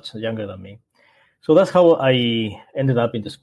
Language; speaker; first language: English; non-native, fluent; Spanish